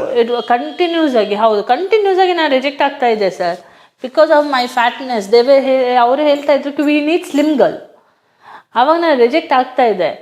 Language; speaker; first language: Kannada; non-native, local second language; Hindi